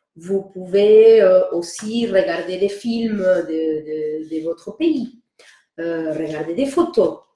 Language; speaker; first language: French; non-native, fluent; Spanish